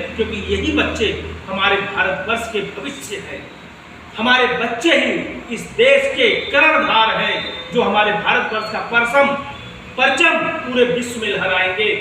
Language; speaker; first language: Hindi; native; Hindi